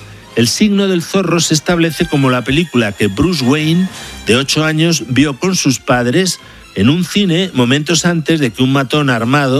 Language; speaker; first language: Spanish; native; Spanish